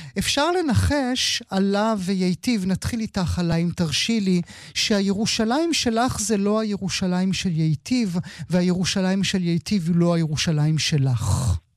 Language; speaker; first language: Hebrew; native; Hebrew